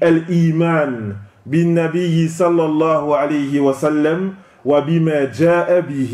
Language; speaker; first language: Arabic; non-native, fluent; French